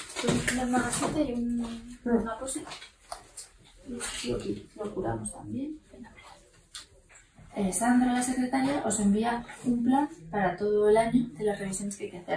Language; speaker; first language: Spanish; native; Spanish